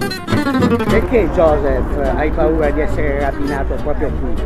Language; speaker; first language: Italian; native; Italian